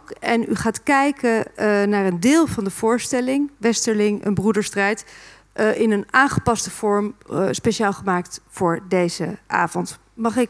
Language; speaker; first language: Dutch; native; Dutch